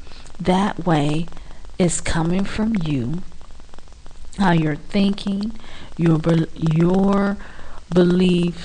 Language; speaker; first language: English; native; English